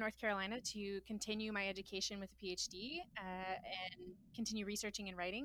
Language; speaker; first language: English; native; English